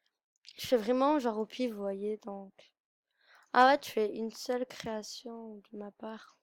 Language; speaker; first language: French; native; French